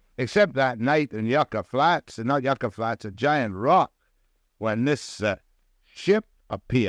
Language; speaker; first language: English; native; English